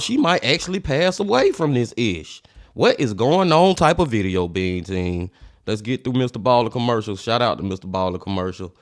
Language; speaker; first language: English; native; English